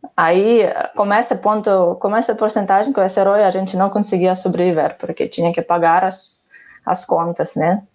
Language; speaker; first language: Portuguese; non-native, fluent; Ukrainian